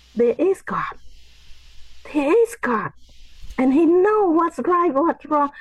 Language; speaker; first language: English; non-native, fluent; Khmer